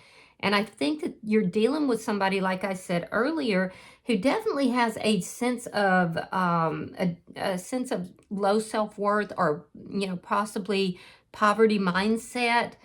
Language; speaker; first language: English; native; English